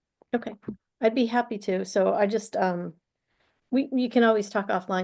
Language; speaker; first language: English; native; English